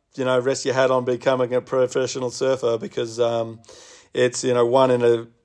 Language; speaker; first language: English; native; English